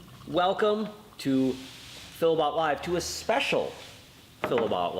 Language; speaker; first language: English; native; English